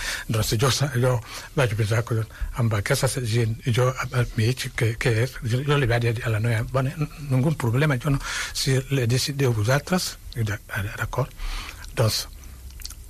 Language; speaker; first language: Catalan; non-native, fluent; Wolof